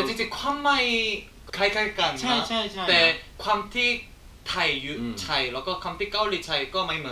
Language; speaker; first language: Thai; non-native, learner; Korean